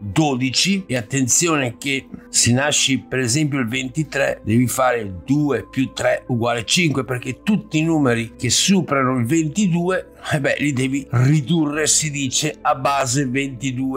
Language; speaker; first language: Italian; native; Italian